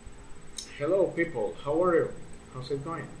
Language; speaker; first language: English; non-native, fluent; Spanish